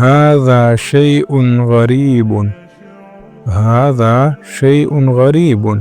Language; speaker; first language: Arabic; non-native, fluent; Urdu